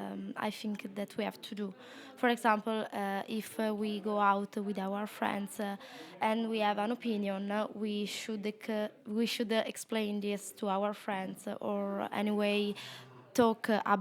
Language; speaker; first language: English; non-native, learner; Italian